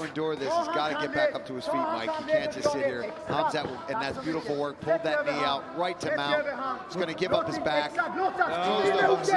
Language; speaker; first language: English; native; English